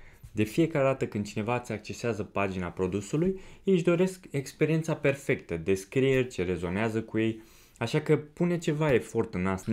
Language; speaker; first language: Romanian; native; Romanian